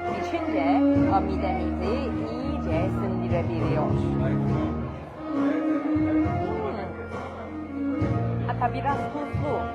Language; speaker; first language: Turkish; non-native, learner; Chinese